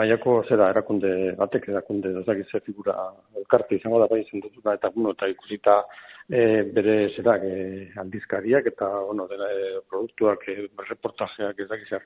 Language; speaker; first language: Basque; non-native, local second language; Spanish